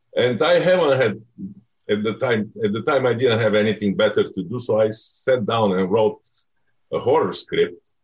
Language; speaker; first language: English; non-native, fluent; Bulgarian